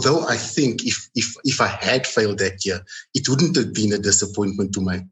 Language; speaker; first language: English; non-native, local second language; Afrikaans